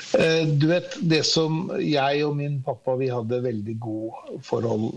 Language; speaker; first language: Norwegian; early bilingual, other home language; Persian